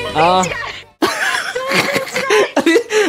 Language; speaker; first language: Japanese; native; Japanese